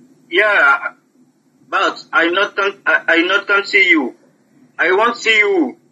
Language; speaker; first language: English; non-native, learner; French